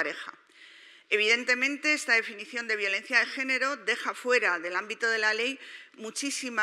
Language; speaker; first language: Spanish; native; Spanish